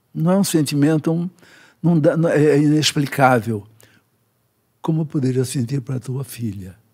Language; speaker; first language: Portuguese; native; Portuguese